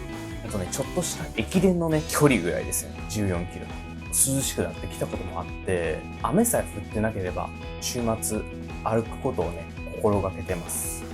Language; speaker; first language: Japanese; native; Japanese